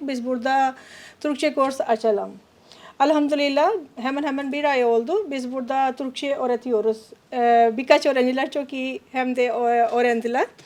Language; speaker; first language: Turkish; non-native, fluent; Urdu